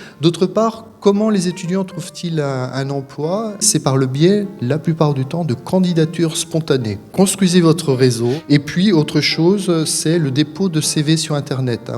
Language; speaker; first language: French; native; French